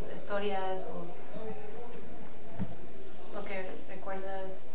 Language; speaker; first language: Spanish; early bilingual, heritage; Spanish